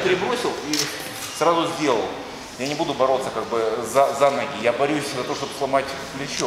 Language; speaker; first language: Russian; native; Russian